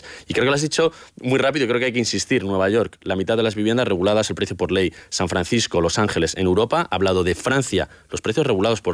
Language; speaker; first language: Spanish; native; Spanish